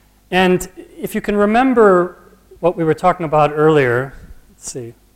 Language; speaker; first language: English; native; English